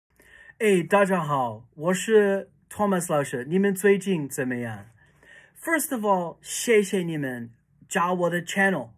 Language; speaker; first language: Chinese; non-native, learner; English